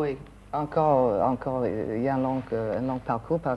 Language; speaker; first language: French; non-native, fluent; English